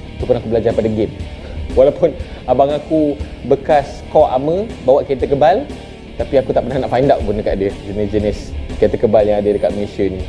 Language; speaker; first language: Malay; native; Malay